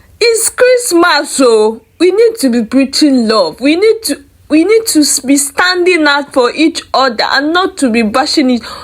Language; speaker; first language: Nigerian Pidgin; non-native, local second language; Igbo